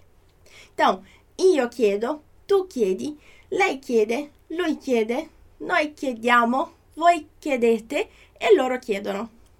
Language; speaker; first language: Italian; non-native, fluent; Portuguese